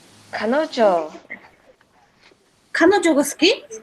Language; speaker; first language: Japanese; non-native, learner; Mongolian